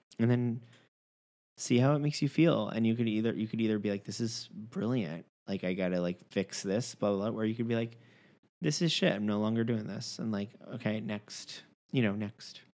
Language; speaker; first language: English; native; English